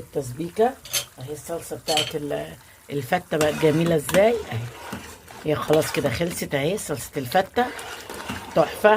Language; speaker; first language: Arabic; native; Arabic